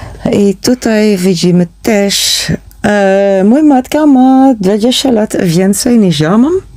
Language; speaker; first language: Polish; non-native, learner; Dutch